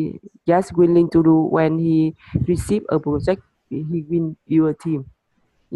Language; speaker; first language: English; non-native, learner; Vietnamese